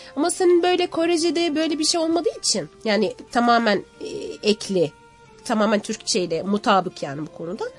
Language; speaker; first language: Turkish; native; Turkish